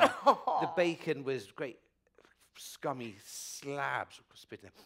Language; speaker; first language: English; native; English